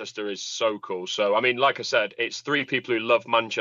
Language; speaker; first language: English; native; English